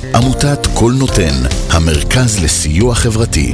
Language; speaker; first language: Hebrew; native; Hebrew